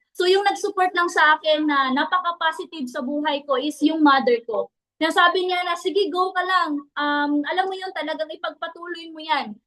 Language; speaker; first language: Filipino; non-native, local second language; Cebuano